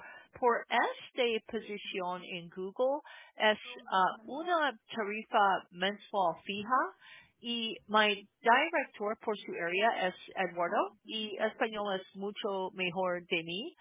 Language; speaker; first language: Spanish; non-native, learner; English